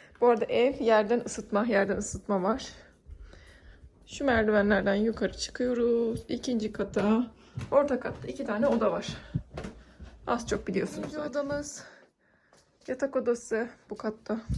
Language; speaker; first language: Turkish; early bilingual, other home language; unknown